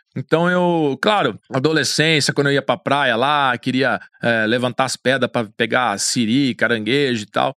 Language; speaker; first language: Portuguese; native; Portuguese